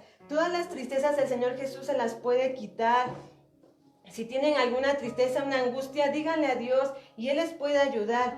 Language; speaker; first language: Spanish; native; Spanish